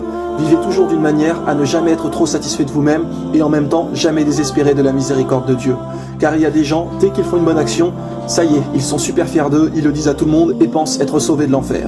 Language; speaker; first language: French; native; French